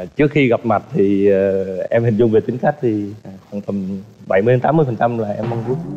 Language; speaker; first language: Vietnamese; native; Vietnamese